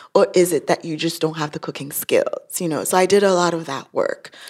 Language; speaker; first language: English; non-native, local second language; Yoruba